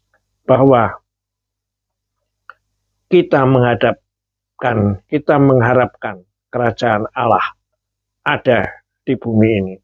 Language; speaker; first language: Indonesian; native; Indonesian